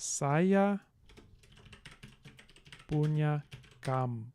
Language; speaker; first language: Indonesian; non-native, learner; English